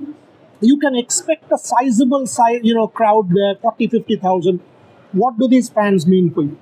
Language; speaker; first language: English; non-native, local second language; Bangla